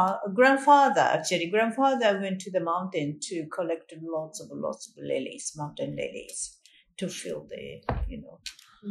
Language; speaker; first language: English; non-native, fluent; Japanese